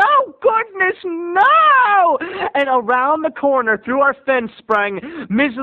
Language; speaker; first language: English; native; English